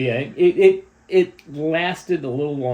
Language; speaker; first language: English; native; English